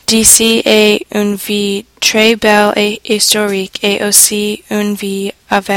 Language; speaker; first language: French; non-native, learner; English